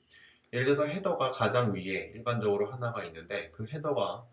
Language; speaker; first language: Korean; native; Korean